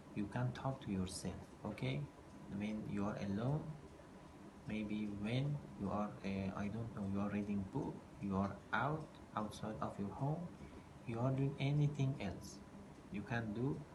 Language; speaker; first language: English; non-native, fluent; Persian